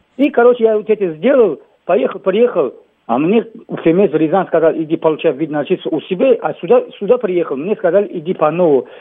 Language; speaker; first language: Russian; non-native, fluent; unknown